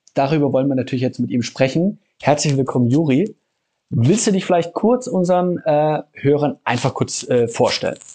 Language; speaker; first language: German; native; German